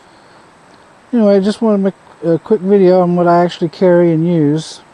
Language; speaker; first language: English; native; English